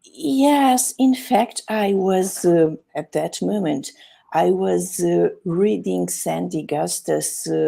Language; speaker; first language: English; non-native, fluent; Romanian